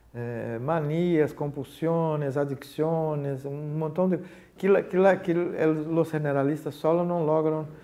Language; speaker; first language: Portuguese; native; Portuguese